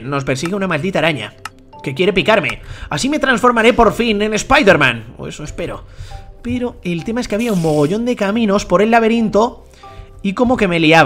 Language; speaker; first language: Spanish; native; Spanish